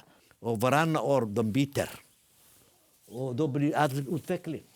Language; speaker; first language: Swedish; non-native, learner; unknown